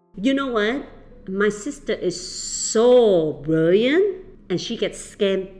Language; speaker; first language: English; early bilingual, other home language; Vietnamese